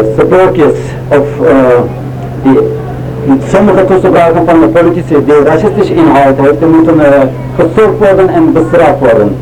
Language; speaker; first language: Dutch; non-native, learner; Turkish